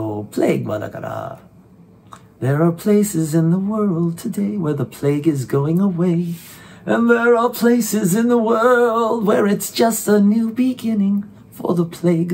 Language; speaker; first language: English; native; English